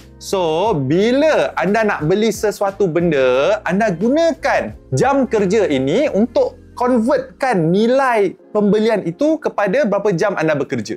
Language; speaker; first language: Malay; native; Malay